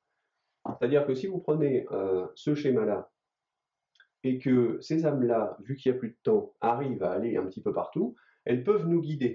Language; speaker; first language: French; native; French